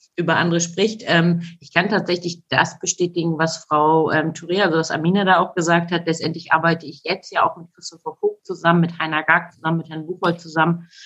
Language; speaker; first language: German; early bilingual, other home language; Turkish